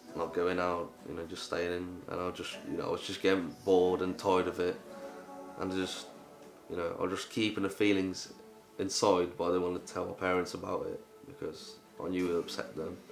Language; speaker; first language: English; early bilingual, other home language; Polish